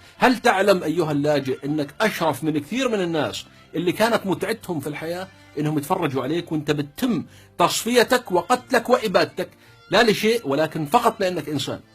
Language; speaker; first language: Arabic; native; Arabic